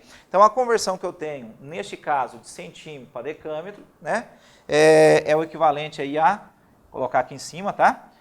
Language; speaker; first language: Portuguese; native; Portuguese